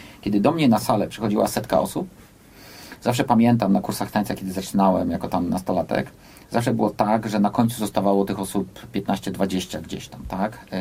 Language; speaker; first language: Polish; native; Polish